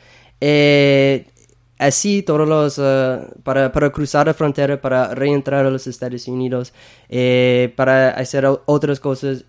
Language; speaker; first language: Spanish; non-native, fluent; English